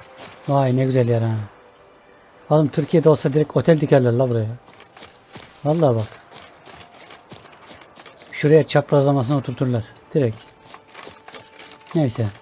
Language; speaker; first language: Turkish; native; Turkish